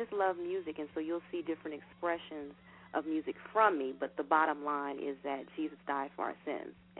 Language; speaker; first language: English; native; English